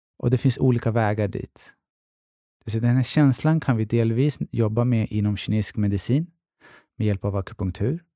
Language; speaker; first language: Swedish; early bilingual, other home language; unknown